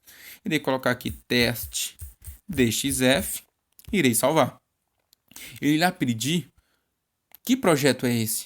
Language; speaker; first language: Portuguese; native; Portuguese